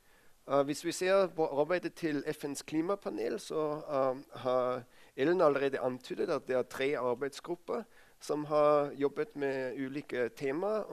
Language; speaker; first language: Norwegian; non-native, fluent; German